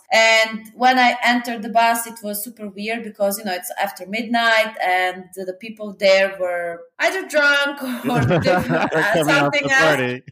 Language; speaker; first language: English; non-native, fluent; Serbian